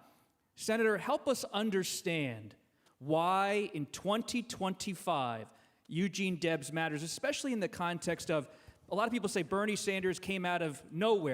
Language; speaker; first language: English; native; English